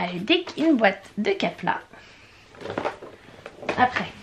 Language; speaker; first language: French; native; French